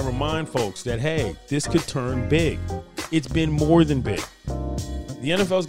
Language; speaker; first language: English; native; English